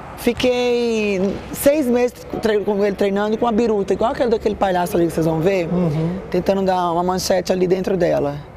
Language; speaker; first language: Portuguese; native; Portuguese